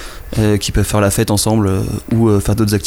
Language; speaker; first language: French; native; French